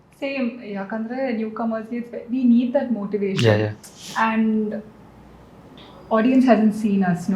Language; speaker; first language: Kannada; non-native, local second language; Malayalam